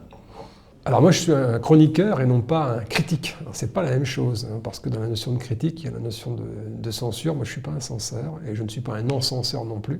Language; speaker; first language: French; native; French